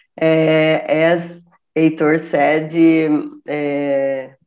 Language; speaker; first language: English; non-native, learner; Portuguese